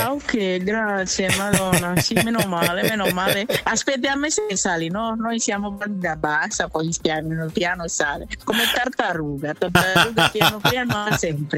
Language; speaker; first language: Italian; non-native, learner; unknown